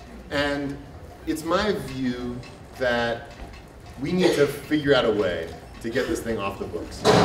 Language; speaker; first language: English; native; English